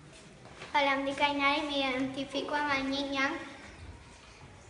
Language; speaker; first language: Catalan; native; Catalan